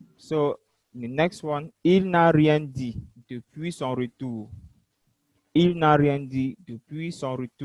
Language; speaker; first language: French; non-native, fluent; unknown